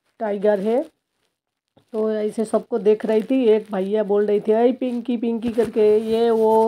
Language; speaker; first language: Hindi; non-native, local second language; Bangla